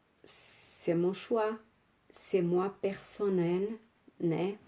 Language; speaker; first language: French; non-native, fluent; Portuguese